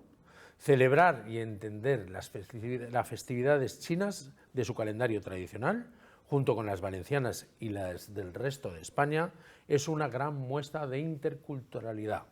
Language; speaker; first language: Spanish; native; Spanish